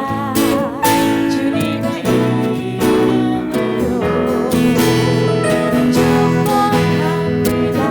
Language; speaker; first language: Korean; non-native, learner; Indonesian